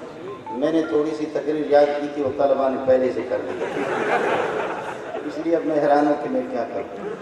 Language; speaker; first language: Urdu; non-native, local second language; Brahui